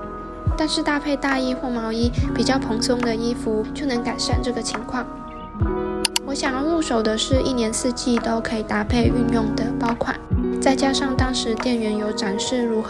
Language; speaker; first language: Chinese; native; Chinese